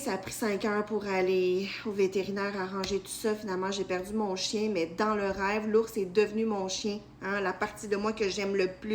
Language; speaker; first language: French; native; French